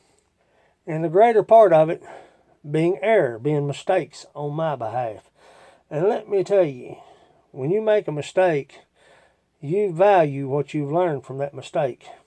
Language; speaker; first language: English; native; English